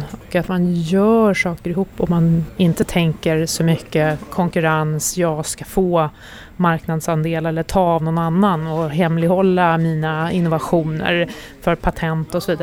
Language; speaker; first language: Swedish; native; Swedish